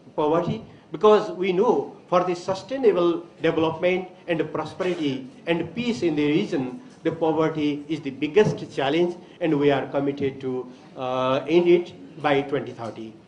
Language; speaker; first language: English; non-native, local second language; Nepali